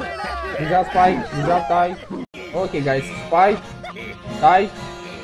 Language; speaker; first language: English; non-native, learner; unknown